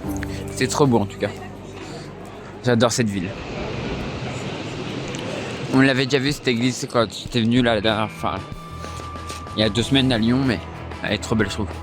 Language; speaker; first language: French; native; French